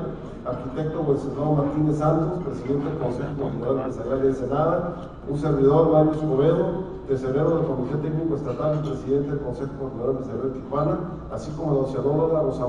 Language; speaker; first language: Spanish; native; Spanish